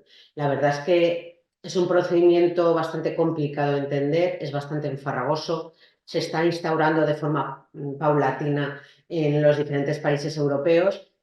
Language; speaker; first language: Spanish; native; Spanish